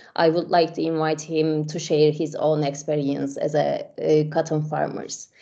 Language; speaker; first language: English; non-native, fluent; Turkish